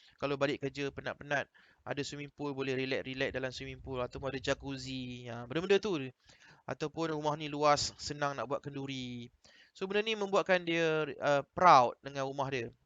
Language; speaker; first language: Malay; native; Malay